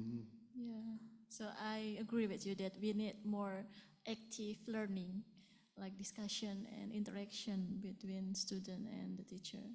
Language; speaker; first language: English; non-native, learner; Indonesian